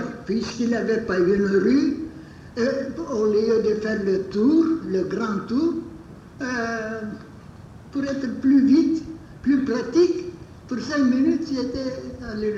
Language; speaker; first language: French; non-native, fluent; Bulgarian